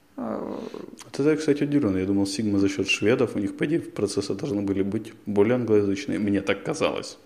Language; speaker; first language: Russian; native; Russian